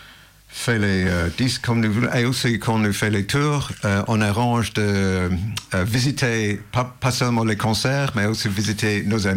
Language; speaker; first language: French; non-native, learner; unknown